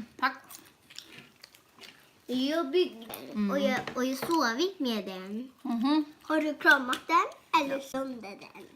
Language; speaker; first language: Swedish; early bilingual, other home language; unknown